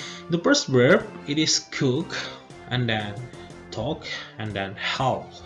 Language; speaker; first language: English; non-native, fluent; Indonesian